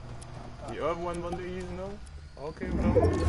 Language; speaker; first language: English; non-native, learner; French